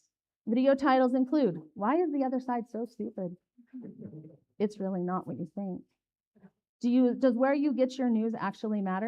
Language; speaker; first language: English; native; English